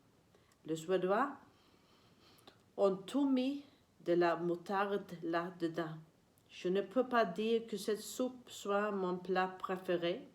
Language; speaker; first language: French; non-native, learner; Swedish